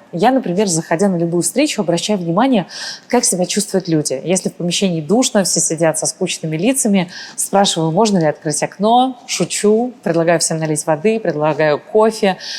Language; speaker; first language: Russian; early bilingual, other home language; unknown